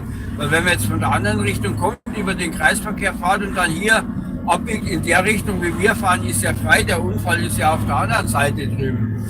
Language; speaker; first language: German; native; German